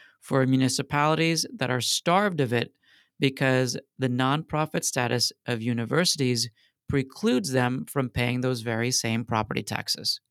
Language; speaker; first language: English; native; English